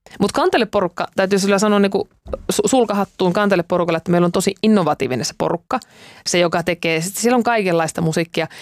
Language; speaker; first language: Finnish; native; Finnish